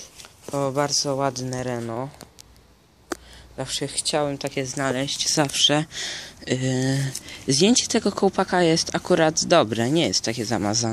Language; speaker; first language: Polish; early bilingual, heritage; Polish